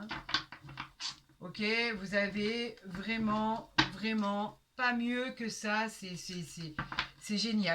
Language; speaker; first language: French; native; French